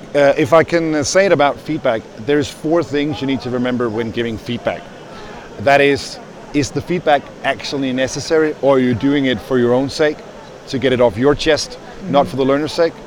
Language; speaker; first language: English; non-native, fluent; Danish